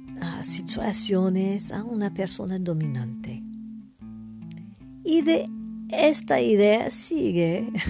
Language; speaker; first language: Spanish; non-native, learner; English